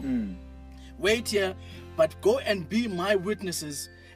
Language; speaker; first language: English; non-native, local second language; Xhosa